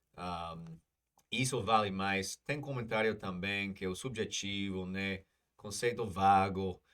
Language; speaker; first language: Portuguese; non-native, fluent; English